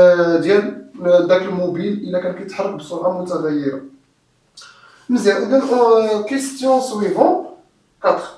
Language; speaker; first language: Arabic; native; Arabic